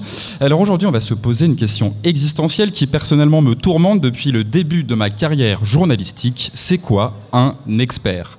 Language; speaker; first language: French; native; French